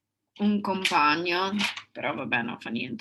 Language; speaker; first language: Italian; non-native, fluent; English